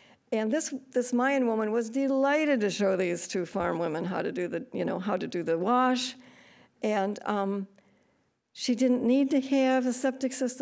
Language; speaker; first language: English; native; English